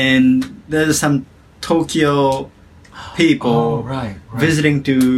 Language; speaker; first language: English; non-native, fluent; Japanese